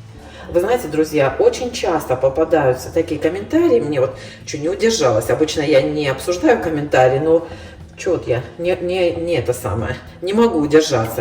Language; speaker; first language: Russian; native; Russian